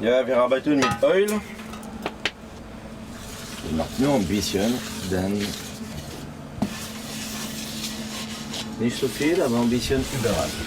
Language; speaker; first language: German; non-native, learner; French